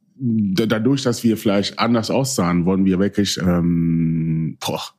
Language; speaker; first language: German; early bilingual, other home language; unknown